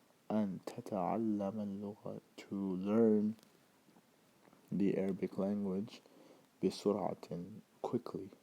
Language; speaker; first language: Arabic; non-native, fluent; English